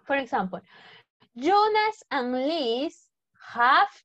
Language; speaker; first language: English; non-native, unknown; Spanish